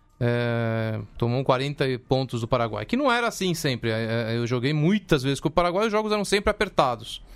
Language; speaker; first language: Portuguese; early bilingual, other home language; Spanish